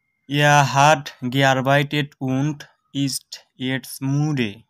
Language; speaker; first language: German; non-native, fluent; Bangla